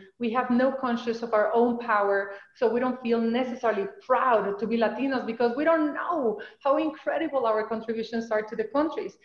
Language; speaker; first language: English; non-native, fluent; Spanish